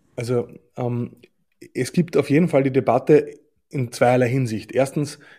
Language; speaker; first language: German; native; German